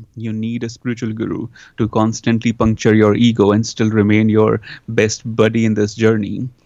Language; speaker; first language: English; non-native, local second language; Hindi